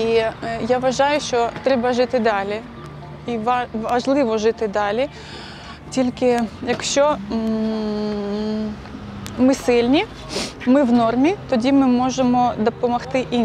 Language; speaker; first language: Ukrainian; non-native, local second language; Russian